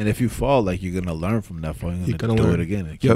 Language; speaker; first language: English; native; English